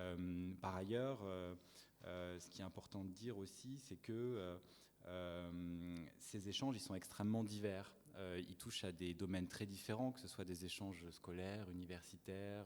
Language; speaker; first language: French; native; French